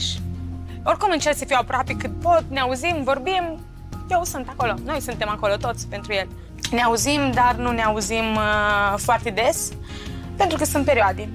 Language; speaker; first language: Romanian; early bilingual, heritage; Romanian